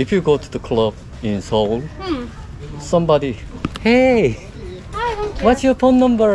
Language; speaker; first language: English; non-native, learner; Korean